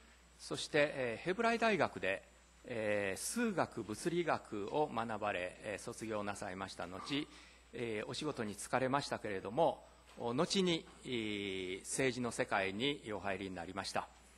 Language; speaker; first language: Japanese; native; Japanese